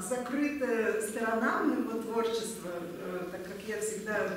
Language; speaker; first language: Russian; native; Russian